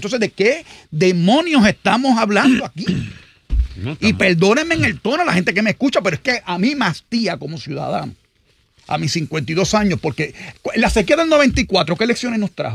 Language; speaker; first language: Spanish; native; Spanish